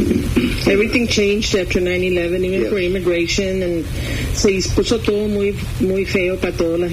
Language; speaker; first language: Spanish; early bilingual, heritage; Spanish